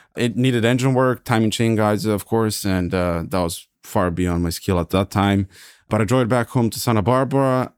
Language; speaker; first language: English; non-native, fluent; Serbian